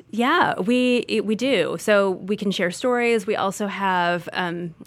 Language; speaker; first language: English; native; English